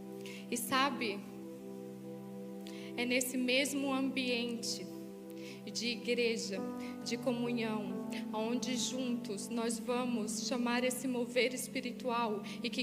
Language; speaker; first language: Portuguese; native; Portuguese